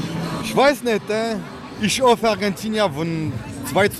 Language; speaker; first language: German; non-native, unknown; Spanish